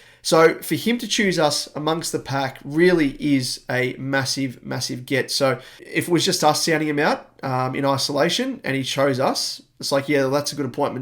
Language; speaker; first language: English; native; English